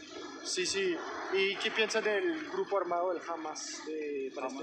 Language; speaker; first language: Spanish; non-native, fluent; French